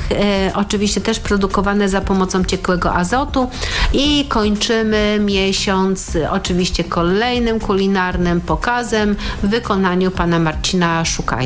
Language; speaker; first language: Polish; native; Polish